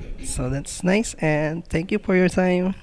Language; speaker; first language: English; non-native, local second language; Filipino